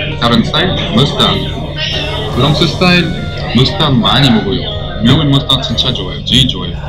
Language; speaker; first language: Korean; non-native, learner; French